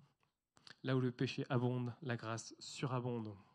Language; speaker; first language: French; native; French